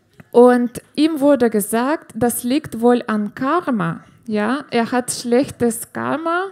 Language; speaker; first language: German; non-native, fluent; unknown